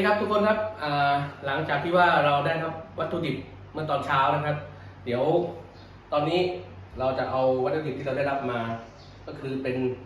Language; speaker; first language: Thai; native; Thai